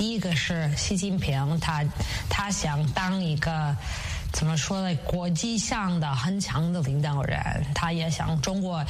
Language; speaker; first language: Chinese; non-native, fluent; English